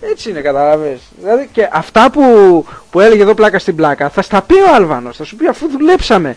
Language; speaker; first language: Greek; native; Greek